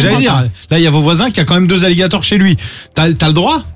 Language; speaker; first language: French; native; French